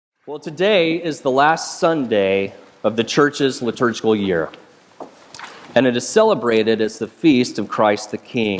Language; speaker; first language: English; native; English